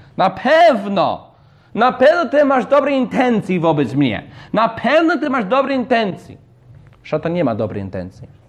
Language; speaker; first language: Polish; non-native, fluent; English